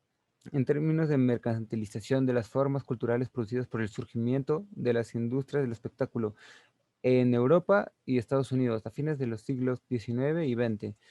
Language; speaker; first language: Spanish; native; Spanish